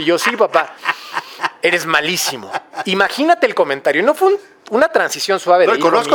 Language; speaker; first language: Spanish; native; Spanish